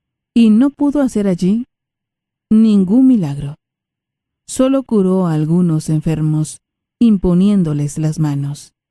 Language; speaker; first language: Spanish; native; Spanish